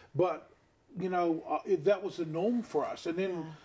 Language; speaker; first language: English; native; English